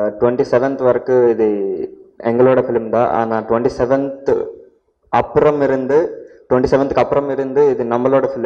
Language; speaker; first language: Tamil; non-native, learner; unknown